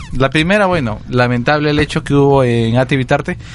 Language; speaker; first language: Spanish; native; Spanish